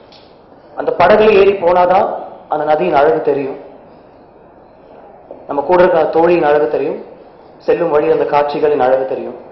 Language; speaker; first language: Tamil; native; Tamil